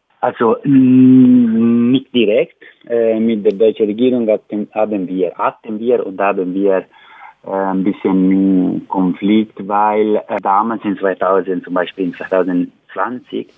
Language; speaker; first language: German; non-native, learner; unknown